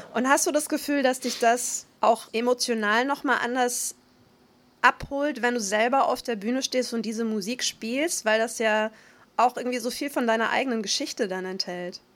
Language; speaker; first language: German; native; German